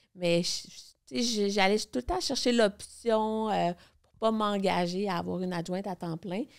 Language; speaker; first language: French; native; French